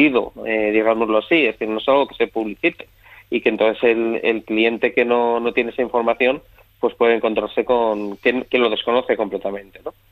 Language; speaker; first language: Spanish; native; Spanish